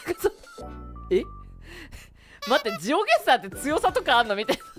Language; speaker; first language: Japanese; native; Japanese